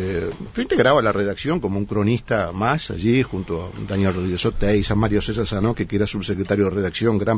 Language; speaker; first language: Spanish; native; Spanish